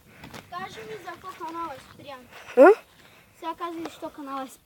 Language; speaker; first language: Bulgarian; native; Bulgarian